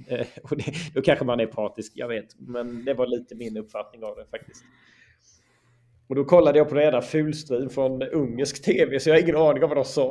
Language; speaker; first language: Swedish; native; Swedish